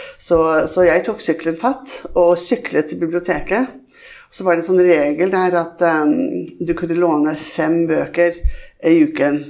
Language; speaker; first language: Norwegian; early bilingual, heritage; Norwegian